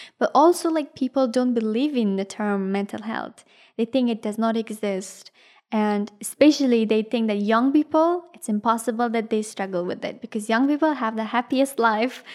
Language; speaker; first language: English; non-native, fluent; Persian